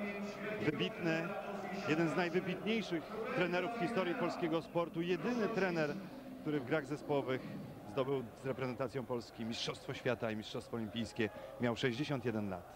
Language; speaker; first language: Polish; native; Polish